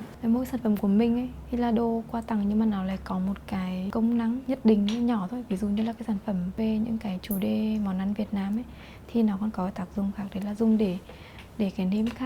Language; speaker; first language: Vietnamese; native; Vietnamese